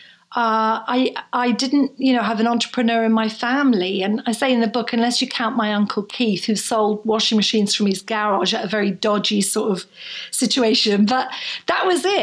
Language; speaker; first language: English; native; English